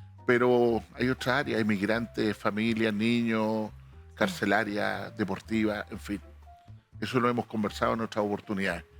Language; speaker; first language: Spanish; native; Spanish